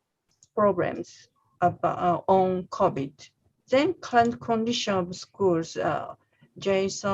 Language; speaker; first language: English; non-native, learner; Japanese